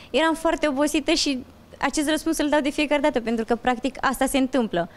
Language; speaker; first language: Romanian; native; Romanian